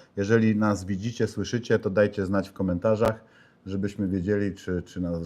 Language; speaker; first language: Polish; native; Polish